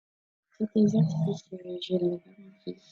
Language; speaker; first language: French; native; French